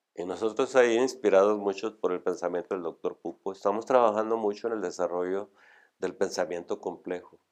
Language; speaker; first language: Spanish; native; Spanish